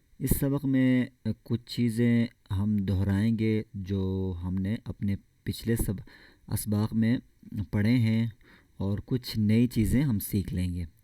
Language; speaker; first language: Urdu; native; Urdu